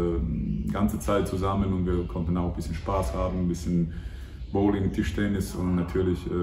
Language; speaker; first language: German; non-native, fluent; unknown